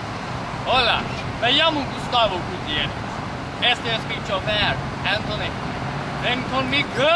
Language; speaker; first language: Spanish; non-native, learner; English